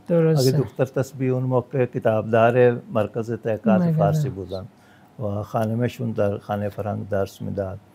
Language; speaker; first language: Persian; non-native, fluent; Punjabi